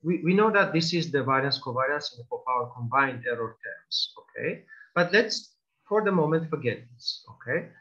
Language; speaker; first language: English; non-native, fluent; Armenian